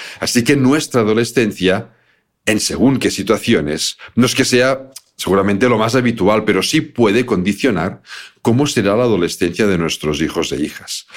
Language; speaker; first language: Spanish; native; Spanish